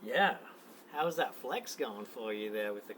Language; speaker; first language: English; native; English